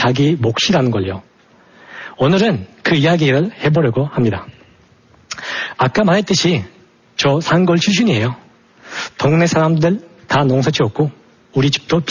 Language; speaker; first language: Korean; non-native, fluent; Tajik